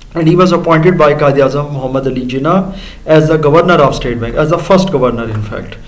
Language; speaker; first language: English; non-native, local second language; Urdu